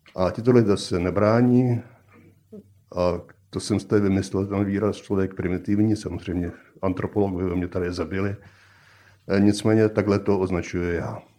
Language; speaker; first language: Czech; native; Czech